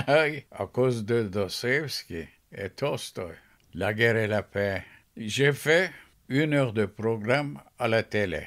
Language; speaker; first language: French; non-native, fluent; Turkish